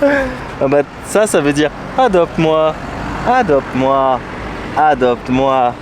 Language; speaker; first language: French; native; French